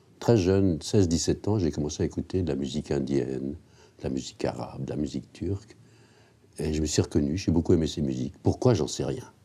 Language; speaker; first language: French; native; French